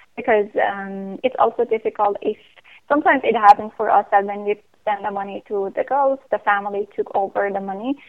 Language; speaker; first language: English; non-native, fluent; Persian